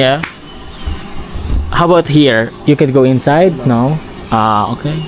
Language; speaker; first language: English; non-native, local second language; Filipino